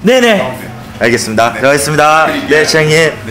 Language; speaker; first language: Korean; native; Korean